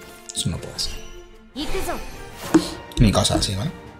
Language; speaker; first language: Spanish; native; Spanish